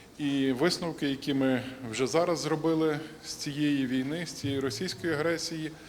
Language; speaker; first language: Ukrainian; native; Ukrainian